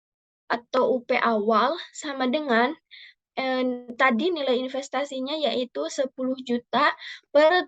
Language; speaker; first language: Indonesian; native; Indonesian